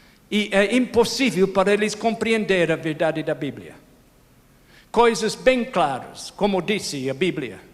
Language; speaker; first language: Portuguese; non-native, fluent; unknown